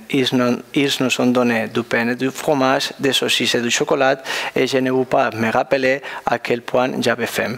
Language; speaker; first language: French; non-native, learner; Spanish